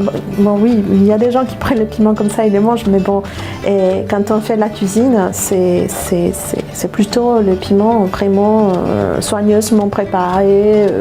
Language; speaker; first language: French; non-native, fluent; Spanish